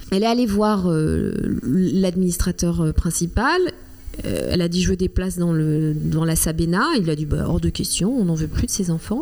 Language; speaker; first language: French; non-native, local second language; Kinyarwanda